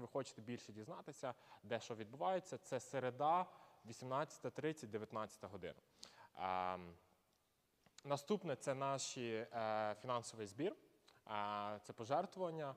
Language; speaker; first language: Ukrainian; native; Ukrainian